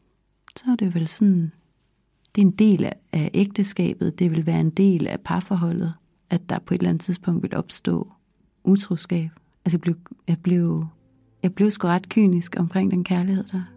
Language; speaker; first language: Danish; native; Danish